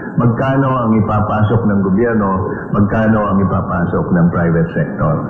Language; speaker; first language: Filipino; non-native, local second language; Pampanga